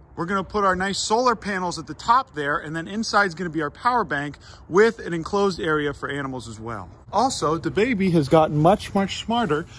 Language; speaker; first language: English; native; English